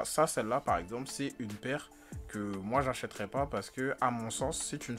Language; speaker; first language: French; native; French